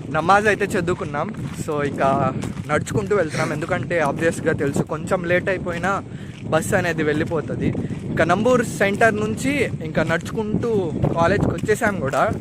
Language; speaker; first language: Telugu; non-native, local second language; Urdu